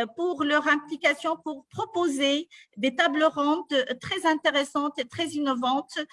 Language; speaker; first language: French; non-native, local second language; Arabic